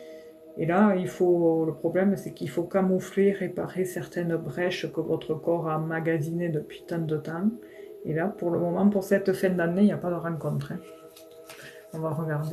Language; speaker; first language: French; native; French